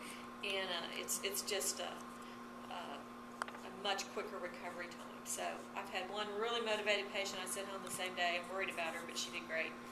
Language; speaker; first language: English; native; English